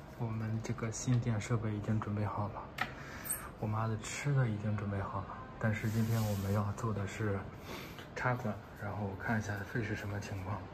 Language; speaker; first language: Chinese; native; Chinese